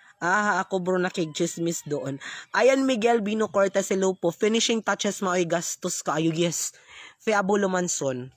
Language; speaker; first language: Filipino; non-native, local second language; Cebuano